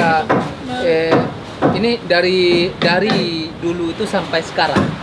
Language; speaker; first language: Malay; non-native, fluent; Japanese